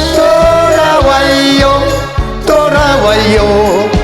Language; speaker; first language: Korean; native; Korean